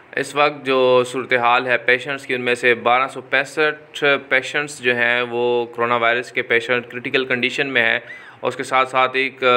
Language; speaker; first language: Urdu; native; Urdu